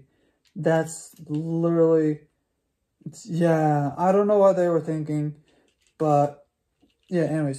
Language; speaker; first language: English; native; English